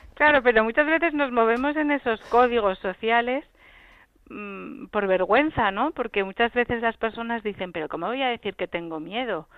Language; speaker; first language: Spanish; native; Spanish